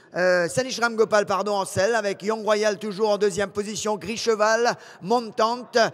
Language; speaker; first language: French; non-native, local second language; Morisyen